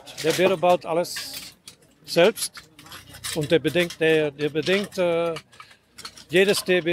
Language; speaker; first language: German; non-native, learner; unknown